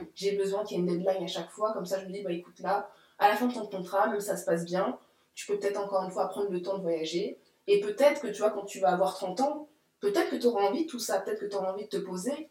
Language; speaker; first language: French; native; French